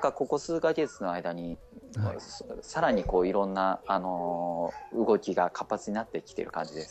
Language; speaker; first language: Japanese; native; Japanese